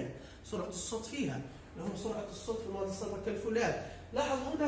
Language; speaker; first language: Arabic; native; Arabic